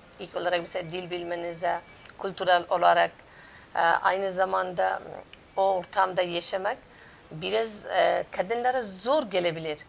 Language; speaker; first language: Turkish; non-native, learner; Persian